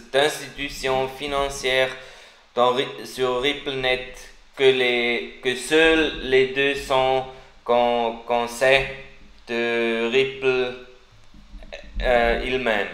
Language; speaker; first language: French; non-native, learner; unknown